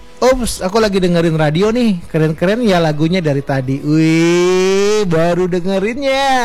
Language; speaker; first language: Indonesian; native; Indonesian